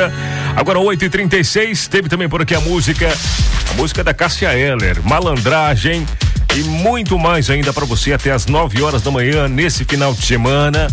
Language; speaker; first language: Portuguese; native; Portuguese